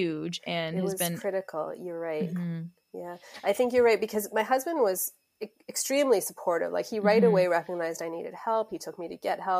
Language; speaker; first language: English; native; English